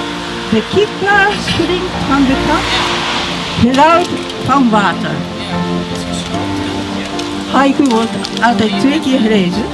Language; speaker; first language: Dutch; non-native, fluent; Japanese